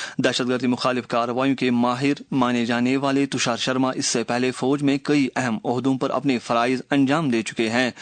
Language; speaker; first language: Urdu; non-native, local second language; Kashmiri